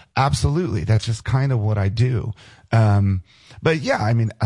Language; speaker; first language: English; native; English